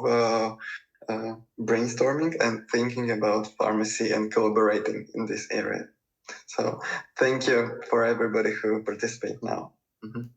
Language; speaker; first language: English; non-native, fluent; Russian